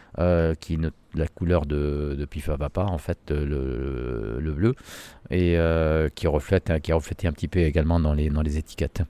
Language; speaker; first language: French; non-native, local second language; Arabic